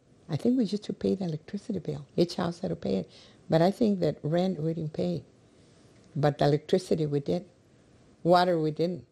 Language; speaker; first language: English; early bilingual, other home language; Spanish